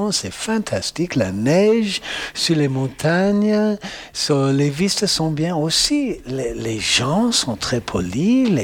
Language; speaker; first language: French; non-native, learner; English